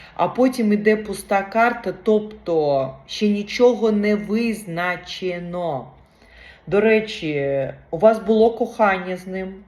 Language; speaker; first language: Ukrainian; non-native, local second language; Russian